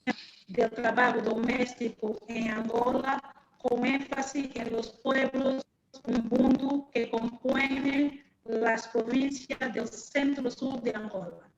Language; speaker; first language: Spanish; non-native, fluent; Portuguese